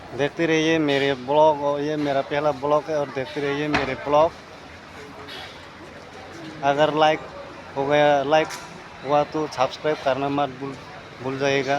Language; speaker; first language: Hindi; non-native, local second language; Kok Borok